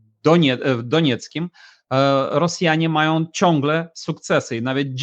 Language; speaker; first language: Polish; non-native, fluent; Ukrainian